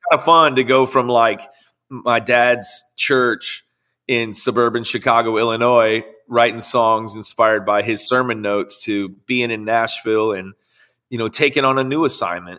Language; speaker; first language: English; native; English